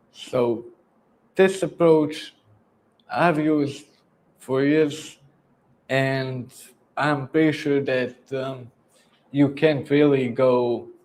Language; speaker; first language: English; non-native, fluent; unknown